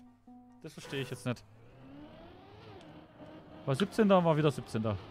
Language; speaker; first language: German; native; German